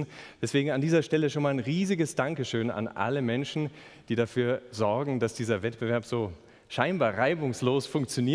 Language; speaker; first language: German; native; German